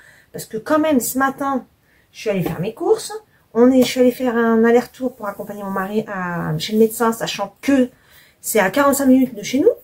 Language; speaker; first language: French; native; French